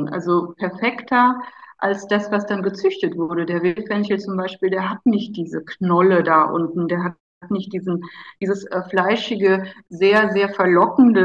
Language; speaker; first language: German; native; German